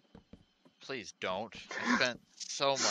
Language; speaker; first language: English; native; English